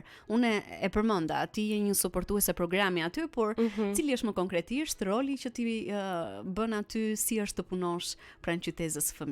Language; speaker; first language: Albanian; native; Albanian